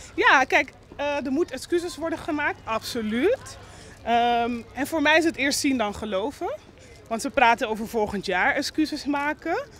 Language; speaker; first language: Dutch; non-native, local second language; Papiamento